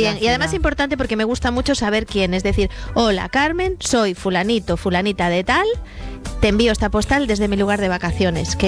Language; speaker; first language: Spanish; native; Spanish